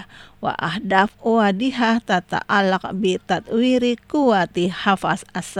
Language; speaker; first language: Arabic; non-native, fluent; Indonesian